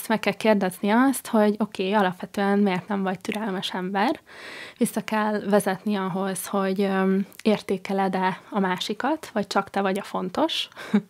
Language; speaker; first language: Hungarian; non-native, fluent; English